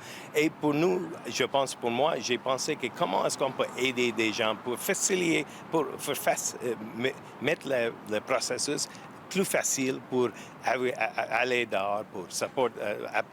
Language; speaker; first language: French; non-native, learner; English